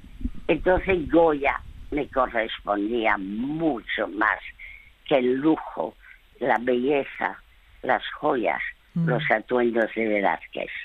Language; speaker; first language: Spanish; early bilingual, other home language; French